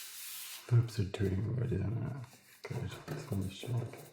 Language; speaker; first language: English; native; English